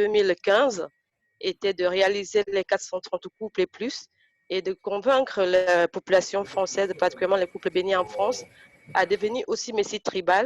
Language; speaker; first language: French; native; French